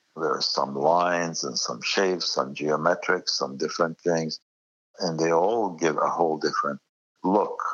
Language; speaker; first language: English; non-native, fluent; Arabic